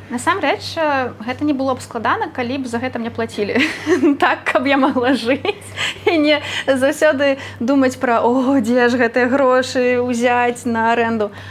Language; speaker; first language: Belarusian; non-native, local second language; Russian